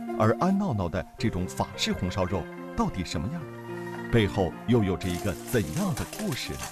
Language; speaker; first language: Chinese; native; Chinese